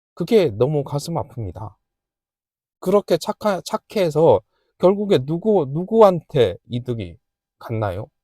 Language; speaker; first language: Korean; native; Korean